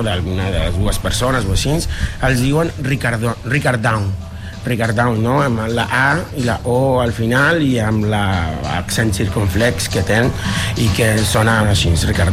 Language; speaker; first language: Catalan; non-native, fluent; Spanish